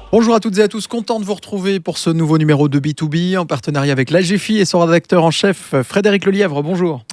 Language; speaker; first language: French; native; French